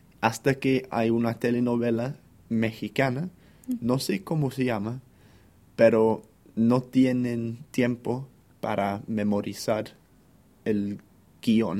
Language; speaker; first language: Spanish; non-native, fluent; English